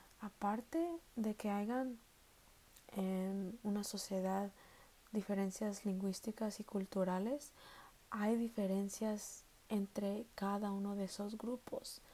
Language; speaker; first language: Spanish; early bilingual, heritage; Spanish